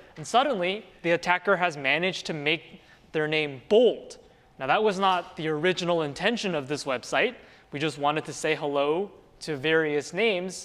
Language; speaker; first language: English; native; English